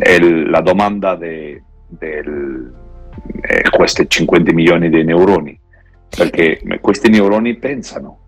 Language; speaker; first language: Italian; non-native, fluent; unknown